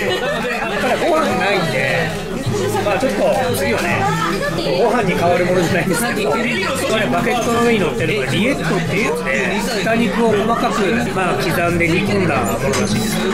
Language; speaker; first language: Japanese; native; Japanese